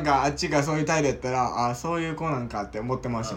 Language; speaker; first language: Japanese; native; Japanese